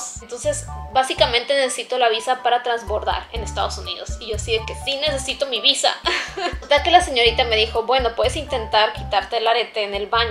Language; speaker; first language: Spanish; native; Spanish